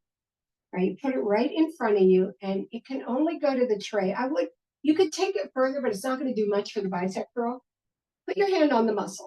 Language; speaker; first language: English; native; English